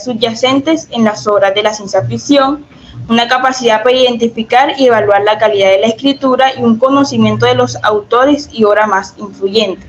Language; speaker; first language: Spanish; native; Spanish